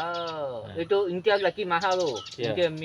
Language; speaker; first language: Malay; non-native, local second language; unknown